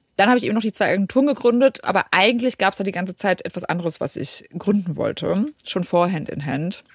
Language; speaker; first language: German; early bilingual, other home language; Polish